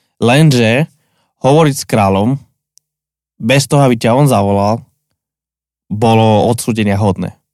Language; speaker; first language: Slovak; non-native, fluent; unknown